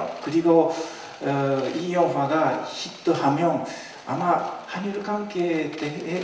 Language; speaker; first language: Korean; non-native, fluent; Japanese